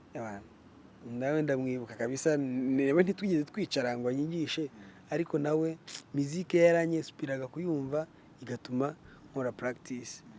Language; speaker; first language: Kinyarwanda; early bilingual, other home language; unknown